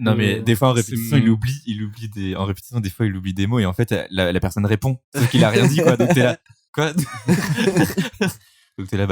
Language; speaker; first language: French; native; French